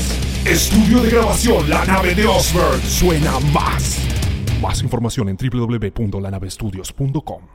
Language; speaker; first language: Spanish; native; Spanish